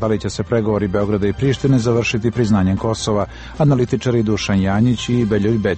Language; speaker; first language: Croatian; native; Croatian